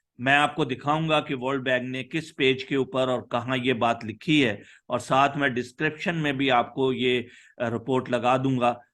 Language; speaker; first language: Urdu; native; Urdu